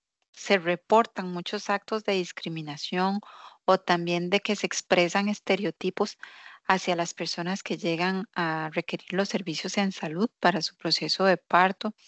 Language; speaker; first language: Spanish; native; Spanish